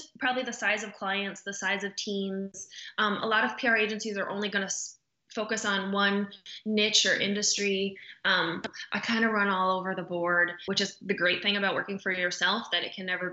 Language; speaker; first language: English; native; English